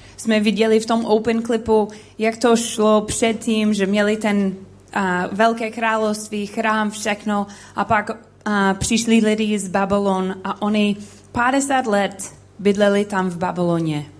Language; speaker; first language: Czech; non-native, learner; English